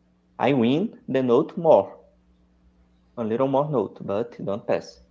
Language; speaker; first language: English; non-native, learner; Portuguese